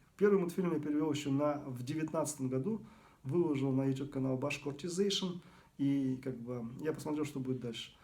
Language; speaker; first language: Russian; non-native, local second language; Bashkir